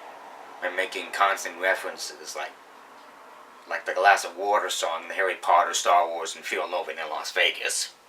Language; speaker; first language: English; native; English